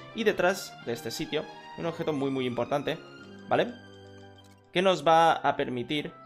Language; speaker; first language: Spanish; native; Spanish